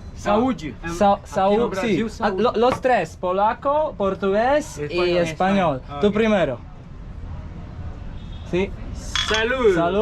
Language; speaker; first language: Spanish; non-native, learner; Polish